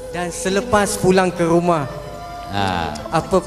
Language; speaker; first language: Malay; native; Malay